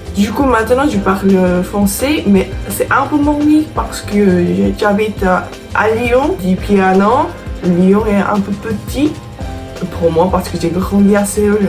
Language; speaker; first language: French; non-native, fluent; Korean